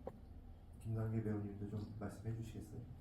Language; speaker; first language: Korean; native; Korean